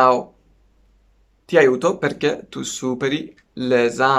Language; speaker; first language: Italian; non-native, fluent; Persian